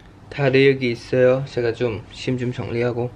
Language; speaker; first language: Korean; non-native, fluent; Thai